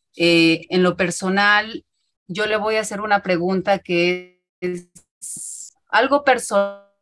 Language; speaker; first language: Spanish; native; Spanish